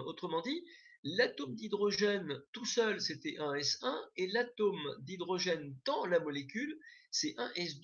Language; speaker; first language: French; native; French